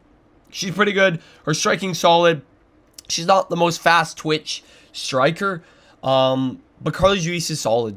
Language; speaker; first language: English; native; English